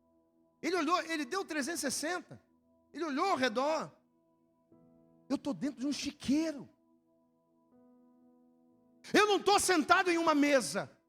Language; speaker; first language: Portuguese; native; Portuguese